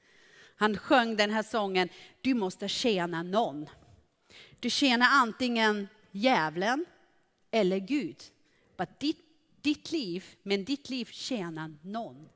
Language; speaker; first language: Swedish; non-native, fluent; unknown